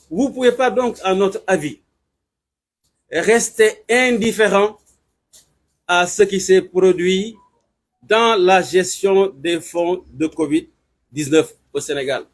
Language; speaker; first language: French; non-native, local second language; Wolof